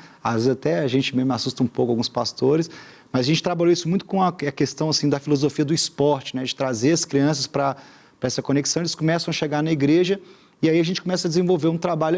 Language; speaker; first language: Portuguese; native; Portuguese